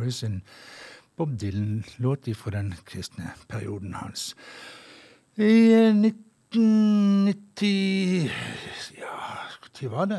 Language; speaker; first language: Norwegian; native; Norwegian